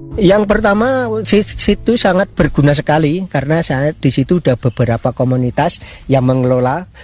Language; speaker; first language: Indonesian; non-native, local second language; Javanese